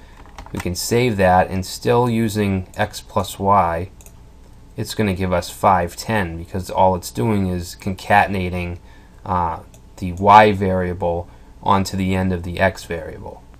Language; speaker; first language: English; native; English